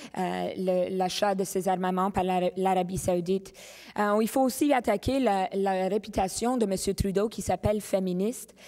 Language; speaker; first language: French; non-native, local second language; English